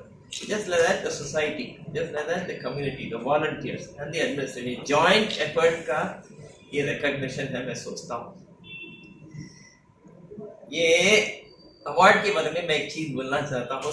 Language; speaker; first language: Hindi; non-native, local second language; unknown